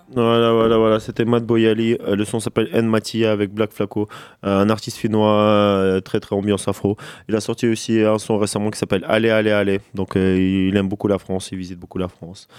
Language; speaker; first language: French; native; French